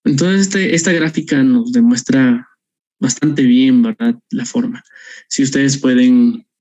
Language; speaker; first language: Spanish; native; Spanish